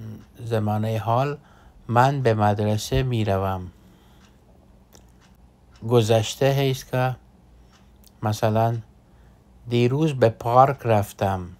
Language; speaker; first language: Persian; non-native, fluent; Urdu